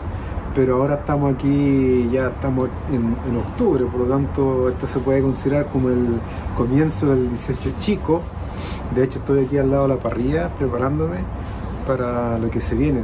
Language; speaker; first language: Spanish; native; Spanish